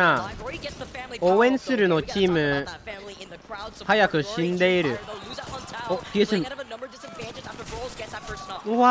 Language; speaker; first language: Japanese; non-native, learner; Filipino